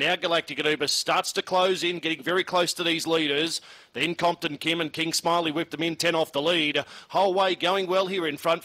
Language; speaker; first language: English; native; English